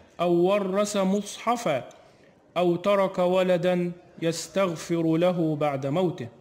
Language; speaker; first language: Arabic; native; Arabic